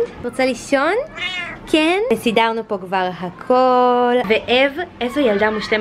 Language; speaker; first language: Hebrew; native; Hebrew